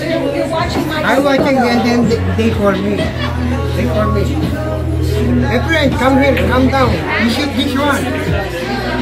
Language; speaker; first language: English; non-native, learner; Filipino